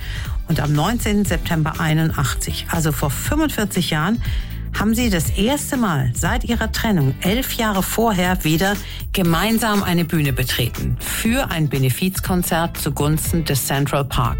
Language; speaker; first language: German; native; German